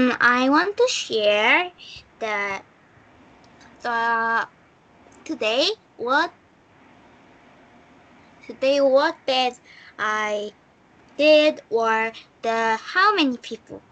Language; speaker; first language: English; non-native, learner; Korean